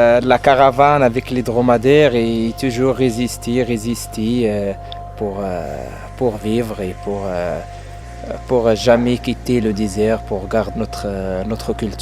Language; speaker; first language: French; non-native, learner; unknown